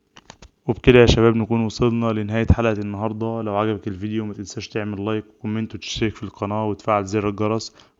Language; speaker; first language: Arabic; native; Arabic